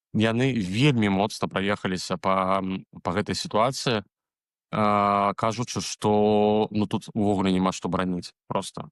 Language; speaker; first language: Belarusian; native; Belarusian